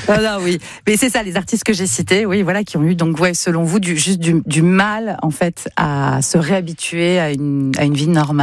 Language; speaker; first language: French; native; French